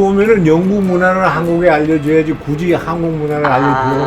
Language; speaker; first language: Korean; native; Korean